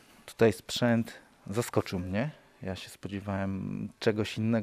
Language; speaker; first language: Polish; native; Polish